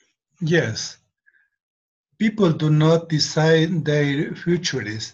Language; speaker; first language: English; non-native, learner; Spanish